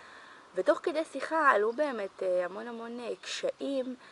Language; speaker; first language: Hebrew; native; Hebrew